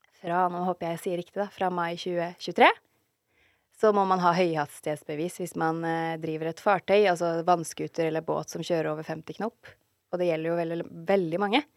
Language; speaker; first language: Norwegian; native; Norwegian